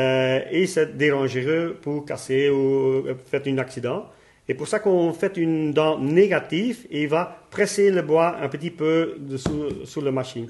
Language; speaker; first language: French; non-native, local second language; Dutch